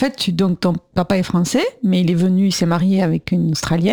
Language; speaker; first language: French; native; French